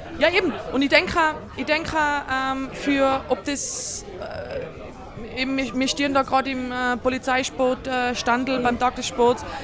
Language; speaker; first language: German; native; German